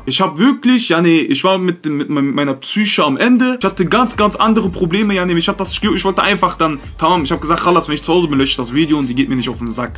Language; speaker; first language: German; early bilingual, other home language; Turkish